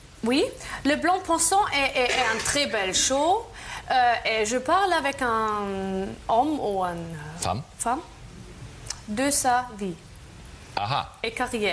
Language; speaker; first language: French; non-native, learner; German